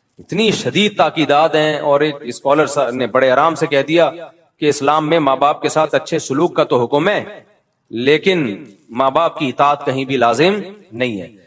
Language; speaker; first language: Urdu; native; Urdu